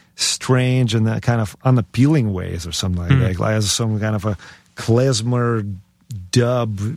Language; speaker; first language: English; non-native, fluent; Russian